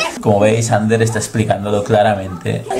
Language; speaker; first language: Spanish; native; Spanish